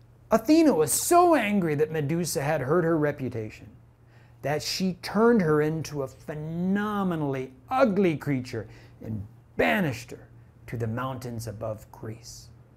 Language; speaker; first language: English; native; English